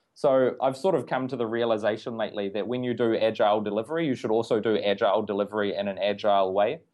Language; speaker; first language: English; native; English